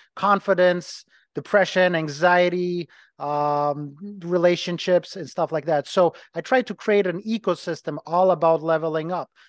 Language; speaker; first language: English; non-native, fluent; Ukrainian